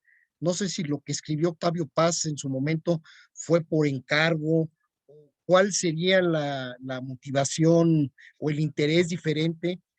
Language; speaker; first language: Spanish; native; Spanish